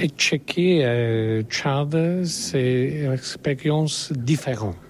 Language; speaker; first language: French; non-native, learner; Polish